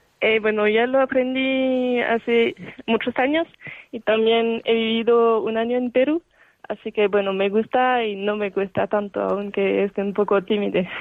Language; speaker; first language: Spanish; non-native, fluent; French